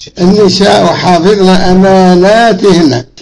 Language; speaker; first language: Arabic; native; Arabic